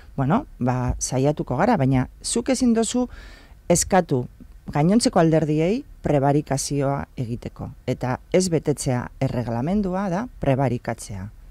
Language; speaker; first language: Basque; non-native, local second language; Spanish